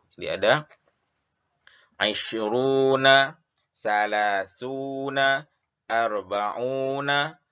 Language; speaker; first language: Arabic; non-native, fluent; Indonesian